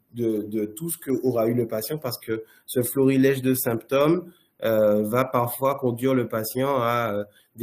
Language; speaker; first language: French; native; French